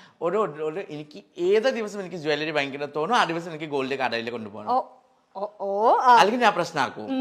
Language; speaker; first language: Malayalam; non-native, fluent; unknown